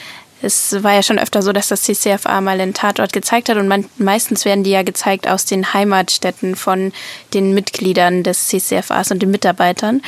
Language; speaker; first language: German; native; German